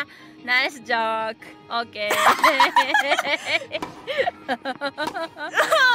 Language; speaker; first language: Japanese; native; Japanese